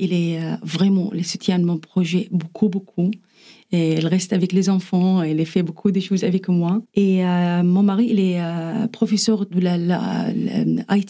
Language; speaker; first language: French; non-native, learner; Arabic